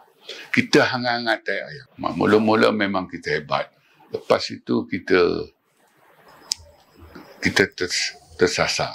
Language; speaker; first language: Malay; native; Malay